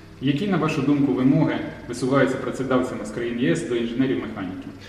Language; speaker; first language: Ukrainian; native; Ukrainian